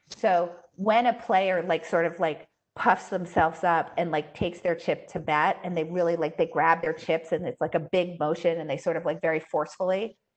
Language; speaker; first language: English; native; English